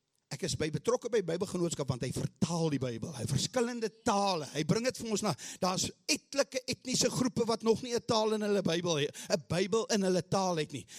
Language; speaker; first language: Afrikaans; early bilingual, heritage; Afrikaans